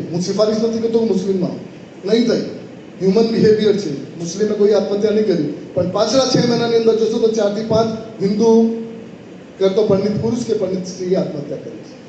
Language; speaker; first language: Gujarati; non-native, local second language; Marwari